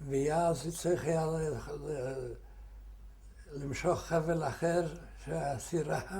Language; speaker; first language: Hebrew; non-native, fluent; Yiddish